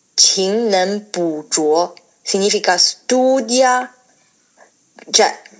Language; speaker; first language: Italian; non-native, fluent; Chinese